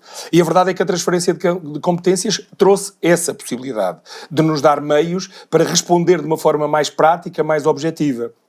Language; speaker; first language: Portuguese; native; Portuguese